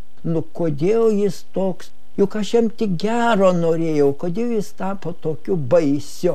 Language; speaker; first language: Lithuanian; native; Lithuanian